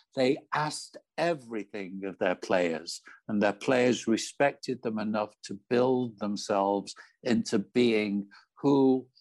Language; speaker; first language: English; native; English